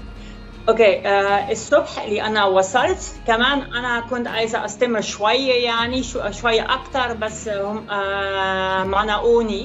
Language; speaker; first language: Arabic; non-native, fluent; Dutch